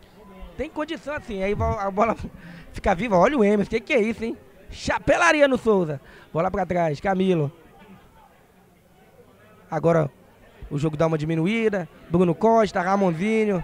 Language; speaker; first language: Portuguese; native; Portuguese